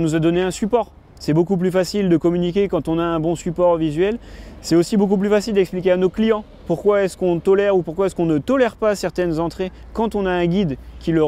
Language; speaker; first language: French; native; French